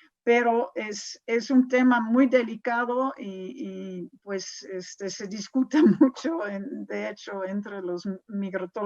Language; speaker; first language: Spanish; non-native, fluent; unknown